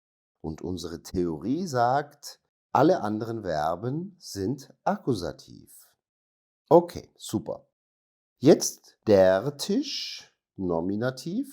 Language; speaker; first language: German; non-native, fluent; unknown